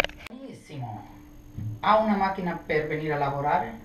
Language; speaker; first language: Italian; non-native, learner; English